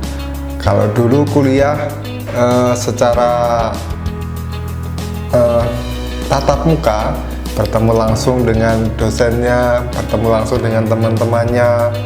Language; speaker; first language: Indonesian; native; Indonesian